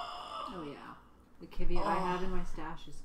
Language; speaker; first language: English; native; English